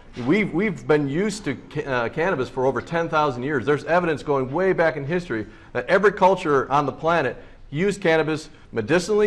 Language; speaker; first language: English; native; English